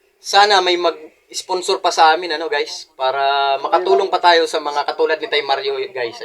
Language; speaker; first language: Filipino; non-native, local second language; Waray